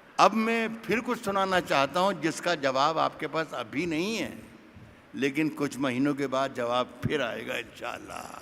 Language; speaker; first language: Urdu; native; Urdu